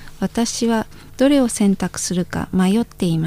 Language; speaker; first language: Japanese; non-native, fluent; Indonesian